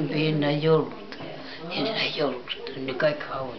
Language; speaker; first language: Finnish; early bilingual, heritage; Finnish